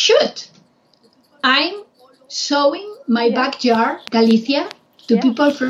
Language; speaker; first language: English; non-native, fluent; Spanish